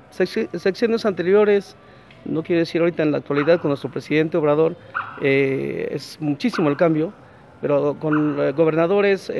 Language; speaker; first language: Spanish; native; Spanish